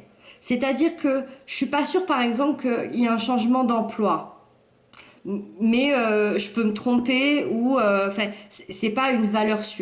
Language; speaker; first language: French; native; French